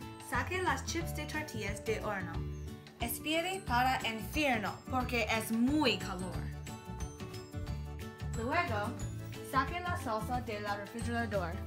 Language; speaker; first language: Spanish; non-native, learner; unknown